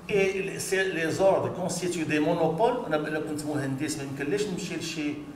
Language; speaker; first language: French; non-native, local second language; Arabic